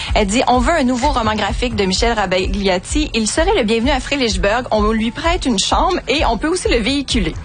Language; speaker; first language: French; native; French